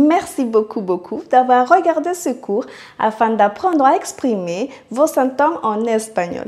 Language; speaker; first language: French; non-native, fluent; Spanish